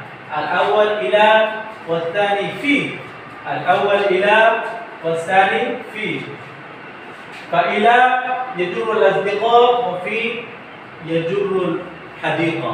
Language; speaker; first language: Arabic; non-native, fluent; Bangla